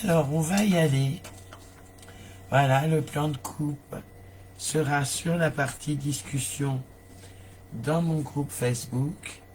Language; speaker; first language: French; native; French